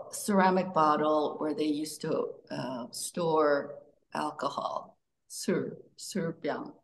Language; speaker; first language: English; early bilingual, other home language; Korean